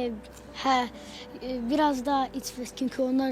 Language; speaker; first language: Azerbaijani; early bilingual, heritage; Azerbaijani